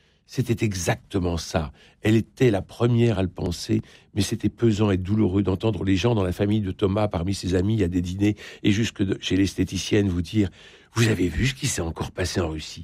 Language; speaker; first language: French; native; French